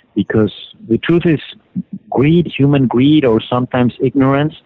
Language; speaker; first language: English; non-native, fluent; Spanish